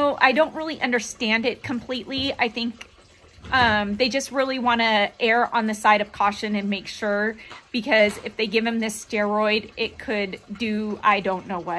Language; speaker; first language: English; native; English